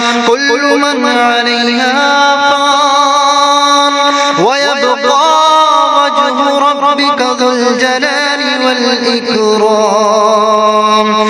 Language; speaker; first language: Arabic; native; Arabic